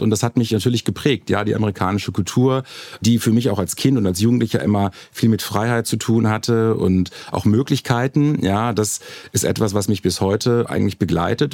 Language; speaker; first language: German; native; German